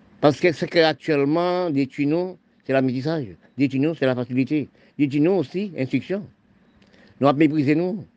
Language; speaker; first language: French; non-native, local second language; Haitian Creole